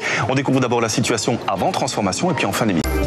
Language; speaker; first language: French; native; French